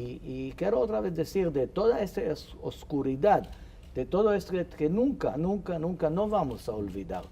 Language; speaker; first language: Spanish; non-native, fluent; Hebrew